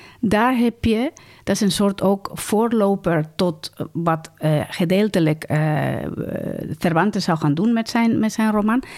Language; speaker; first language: Dutch; non-native, fluent; Spanish